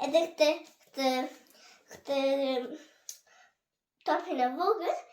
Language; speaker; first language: Albanian; early bilingual, heritage; Albanian